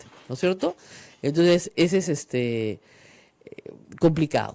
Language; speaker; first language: Spanish; native; Spanish